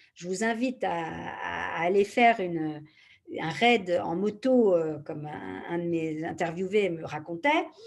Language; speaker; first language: French; native; French